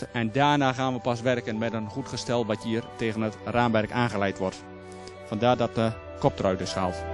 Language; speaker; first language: Dutch; native; Dutch